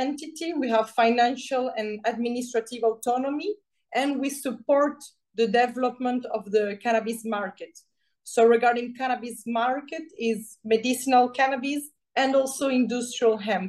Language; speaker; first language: English; non-native, fluent; Spanish